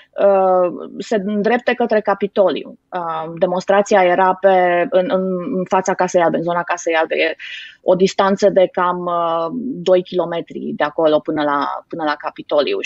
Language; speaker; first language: Romanian; native; Romanian